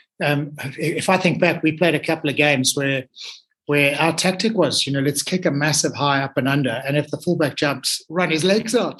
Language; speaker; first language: English; native; English